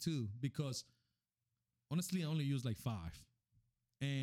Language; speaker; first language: English; non-native, fluent; Spanish